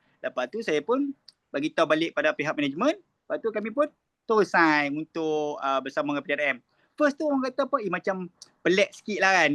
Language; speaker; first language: Malay; native; Malay